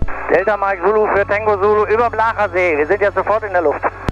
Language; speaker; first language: German; native; German